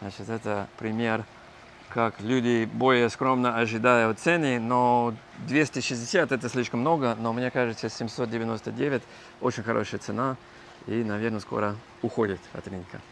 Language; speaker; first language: Russian; non-native, fluent; English